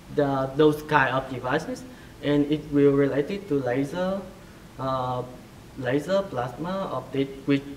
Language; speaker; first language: English; non-native, fluent; Vietnamese